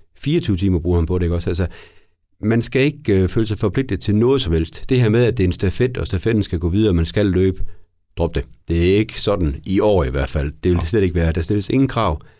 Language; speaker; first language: Danish; native; Danish